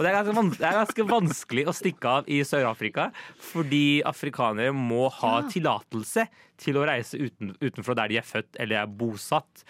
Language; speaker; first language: Norwegian; native; Norwegian